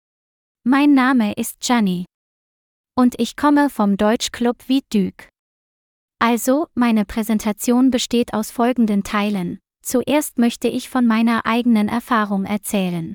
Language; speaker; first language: German; non-native, learner; Vietnamese